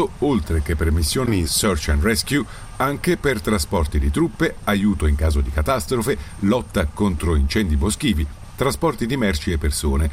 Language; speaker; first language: Italian; native; Italian